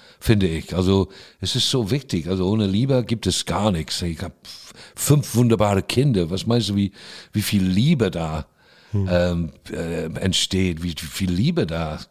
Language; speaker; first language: German; non-native, fluent; English